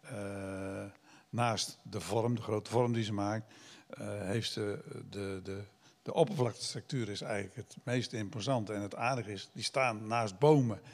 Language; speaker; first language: Dutch; native; Dutch